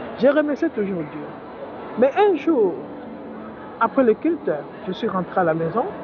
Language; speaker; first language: French; non-native, local second language; Lingala